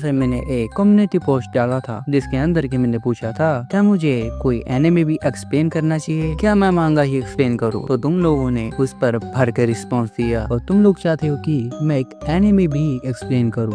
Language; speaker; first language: Hindi; native; Hindi